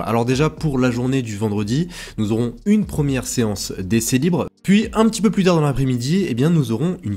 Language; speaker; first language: French; native; French